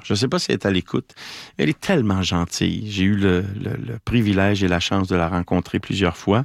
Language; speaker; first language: French; native; French